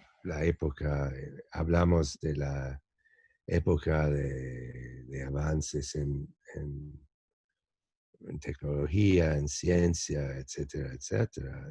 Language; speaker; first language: Spanish; non-native, fluent; English